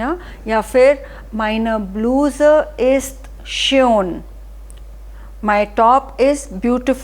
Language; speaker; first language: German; non-native, fluent; Hindi